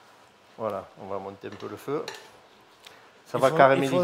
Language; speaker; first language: French; native; French